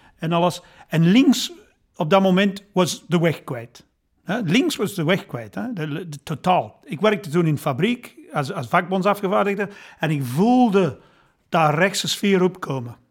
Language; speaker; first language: Dutch; non-native, fluent; English